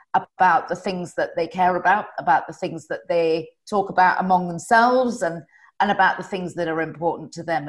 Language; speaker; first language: English; native; English